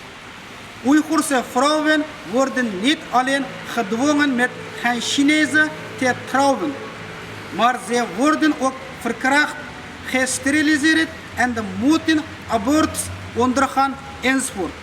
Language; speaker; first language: Dutch; non-native, fluent; Uyghur